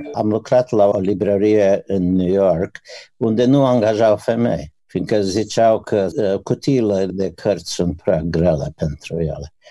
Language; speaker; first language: Romanian; native; Romanian